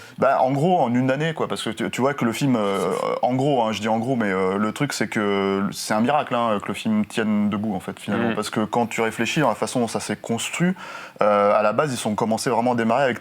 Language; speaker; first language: French; native; French